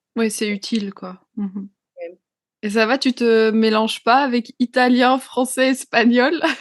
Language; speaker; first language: French; native; French